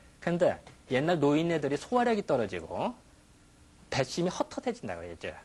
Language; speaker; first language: Korean; native; Korean